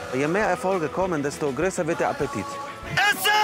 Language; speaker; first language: German; non-native, fluent; Polish